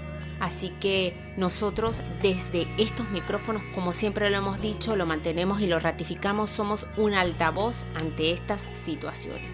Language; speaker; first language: Spanish; native; Spanish